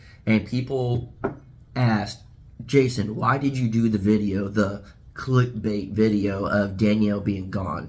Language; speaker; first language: English; native; English